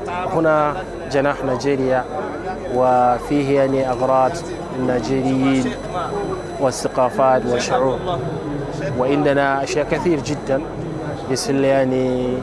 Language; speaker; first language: Arabic; non-native, fluent; Hausa